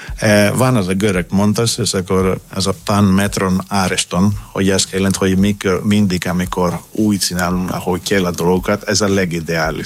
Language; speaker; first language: Hungarian; non-native, learner; Greek